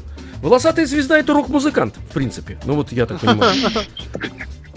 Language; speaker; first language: Russian; native; Russian